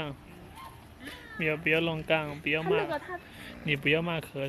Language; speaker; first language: Chinese; non-native, learner; Thai